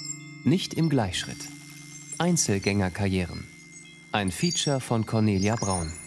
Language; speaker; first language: German; native; German